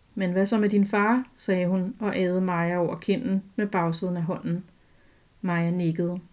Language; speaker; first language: Danish; native; Danish